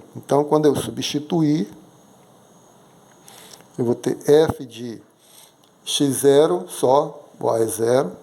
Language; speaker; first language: Portuguese; native; Portuguese